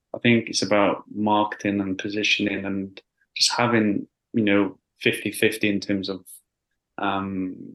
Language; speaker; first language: English; native; English